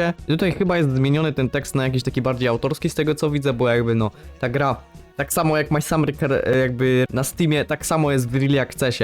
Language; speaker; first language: Polish; native; Polish